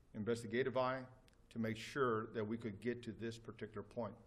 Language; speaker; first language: English; early bilingual, other home language; Spanish